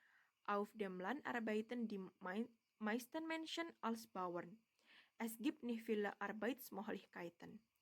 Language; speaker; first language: German; non-native, learner; Indonesian